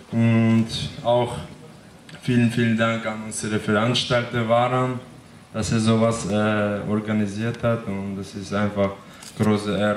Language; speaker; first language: German; early bilingual, other home language; Armenian